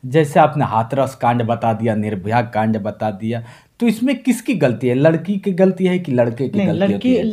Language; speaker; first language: Hindi; native; Hindi